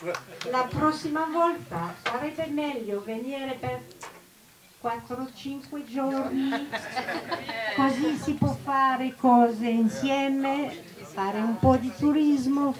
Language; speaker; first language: Italian; non-native, learner; French